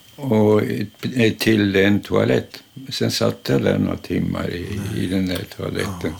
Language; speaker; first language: Swedish; early bilingual, other home language; German